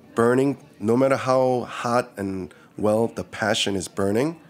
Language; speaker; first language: English; early bilingual, other home language; Korean